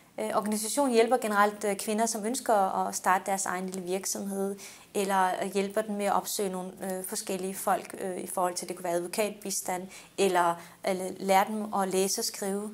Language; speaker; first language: Danish; early bilingual, other home language; Turkish